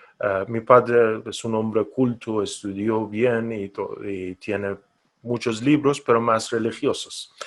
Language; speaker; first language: Spanish; non-native, fluent; Persian